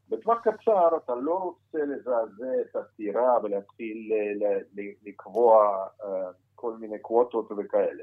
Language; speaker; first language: Hebrew; non-native, fluent; Russian